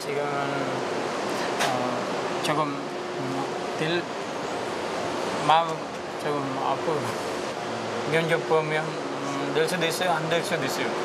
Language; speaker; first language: Korean; non-native, learner; Sinhala